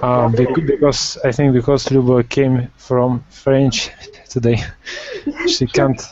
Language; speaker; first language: English; non-native, learner; Russian